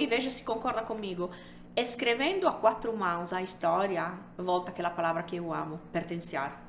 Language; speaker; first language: Portuguese; non-native, fluent; Italian